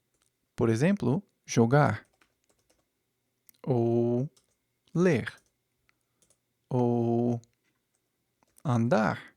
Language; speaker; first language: Portuguese; non-native, fluent; English